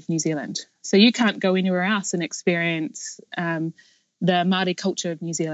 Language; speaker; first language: English; native; English